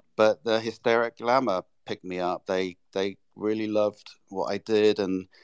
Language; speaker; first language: English; native; English